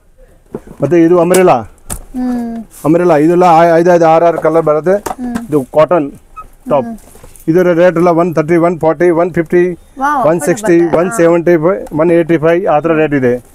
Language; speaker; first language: Kannada; non-native, local second language; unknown